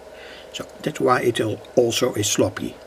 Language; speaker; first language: English; non-native, fluent; Dutch